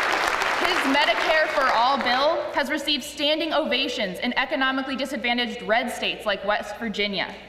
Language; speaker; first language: English; native; English